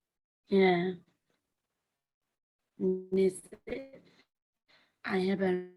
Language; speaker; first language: English; non-native, learner; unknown